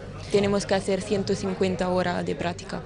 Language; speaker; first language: Spanish; non-native, learner; Italian